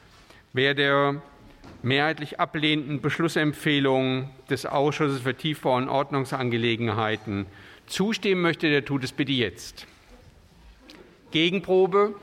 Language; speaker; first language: German; native; German